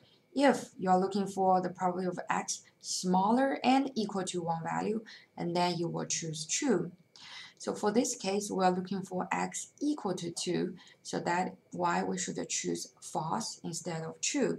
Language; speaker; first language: English; non-native, fluent; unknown